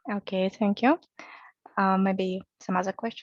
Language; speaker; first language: English; non-native, fluent; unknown